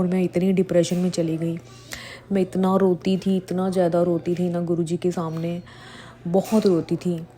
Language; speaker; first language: Hindi; native; Hindi